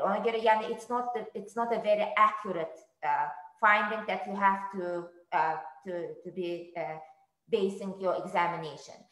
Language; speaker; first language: English; non-native, fluent; Azerbaijani